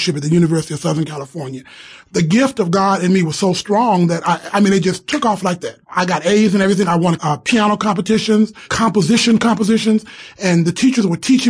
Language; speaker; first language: English; native; English